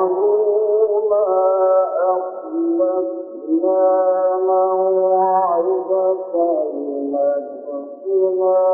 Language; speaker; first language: Arabic; native; Arabic